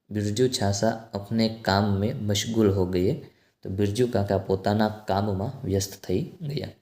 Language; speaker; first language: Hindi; non-native, local second language; Gujarati